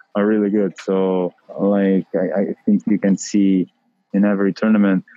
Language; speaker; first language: English; non-native, fluent; Italian